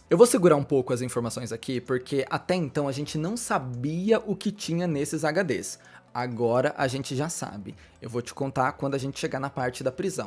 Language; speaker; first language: Portuguese; native; Portuguese